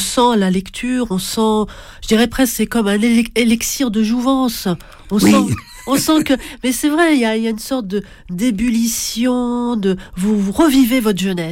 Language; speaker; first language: French; native; French